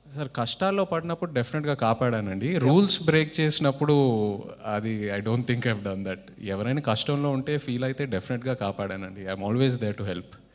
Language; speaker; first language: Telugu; native; Telugu